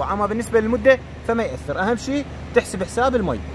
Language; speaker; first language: Arabic; native; Arabic